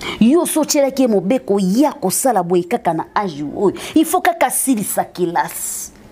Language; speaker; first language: Lingala; non-native, local second language; Swahili